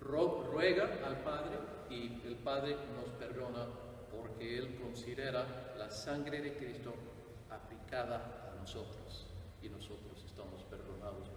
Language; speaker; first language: Spanish; non-native, fluent; English